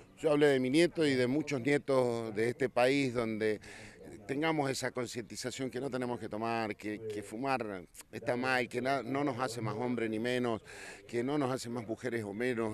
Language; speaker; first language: Spanish; native; Spanish